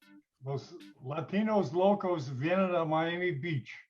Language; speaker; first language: Spanish; non-native, learner; English